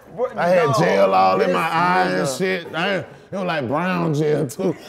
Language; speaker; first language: English; native; English